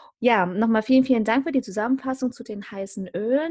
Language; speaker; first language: German; native; German